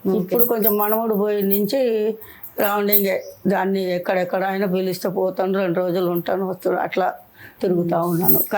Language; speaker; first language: Telugu; non-native, local second language; Tamil